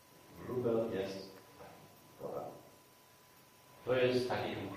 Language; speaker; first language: Polish; non-native, fluent; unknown